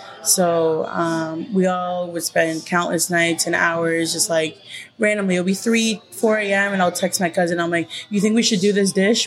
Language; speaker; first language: English; early bilingual, other home language; Spanish